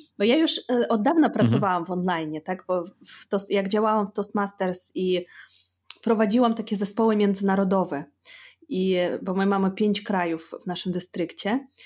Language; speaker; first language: Polish; non-native, fluent; Russian